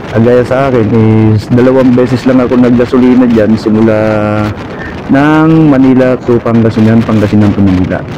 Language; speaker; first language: Filipino; non-native, local second language; Waray